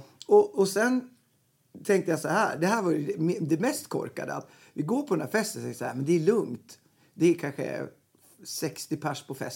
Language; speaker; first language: Swedish; native; Swedish